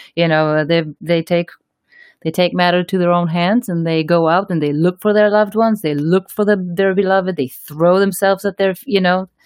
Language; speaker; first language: English; non-native, fluent; Hebrew